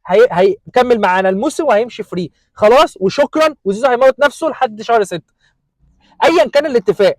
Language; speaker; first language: Arabic; native; Arabic